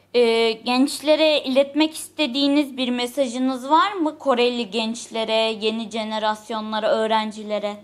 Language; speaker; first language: Turkish; native; Turkish